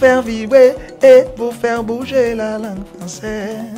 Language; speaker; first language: French; non-native, local second language; Haitian Creole